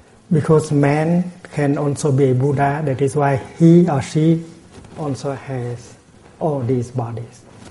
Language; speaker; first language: English; non-native, fluent; Vietnamese